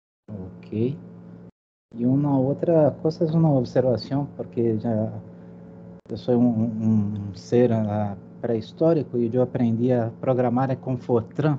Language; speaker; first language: Spanish; non-native, fluent; Portuguese